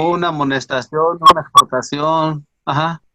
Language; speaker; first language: Spanish; native; Spanish